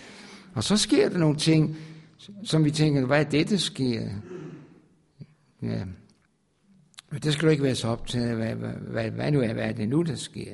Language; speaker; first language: Danish; native; Danish